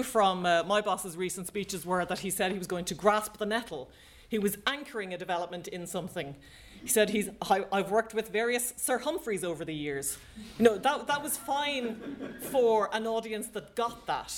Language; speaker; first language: English; native; English